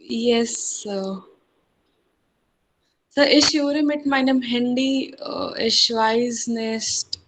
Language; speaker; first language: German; non-native, learner; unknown